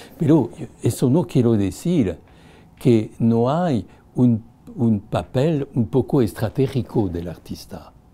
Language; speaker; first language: Spanish; non-native, fluent; French